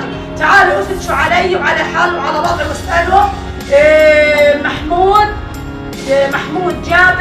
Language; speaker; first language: Arabic; native; Arabic